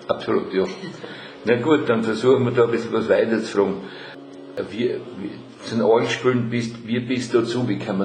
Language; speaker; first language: German; native; German